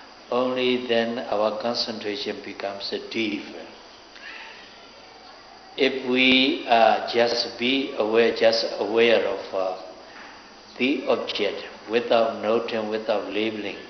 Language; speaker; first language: English; non-native, fluent; Burmese